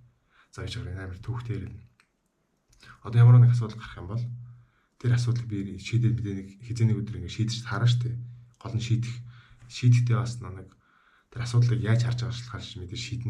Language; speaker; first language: Mongolian; native; Mongolian